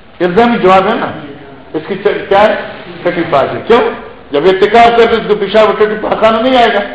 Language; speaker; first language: Urdu; non-native, local second language; Northern Hindko